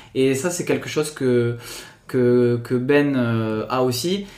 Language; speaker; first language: French; native; French